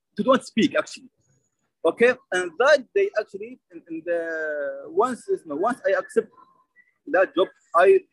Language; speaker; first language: English; non-native, learner; Arabic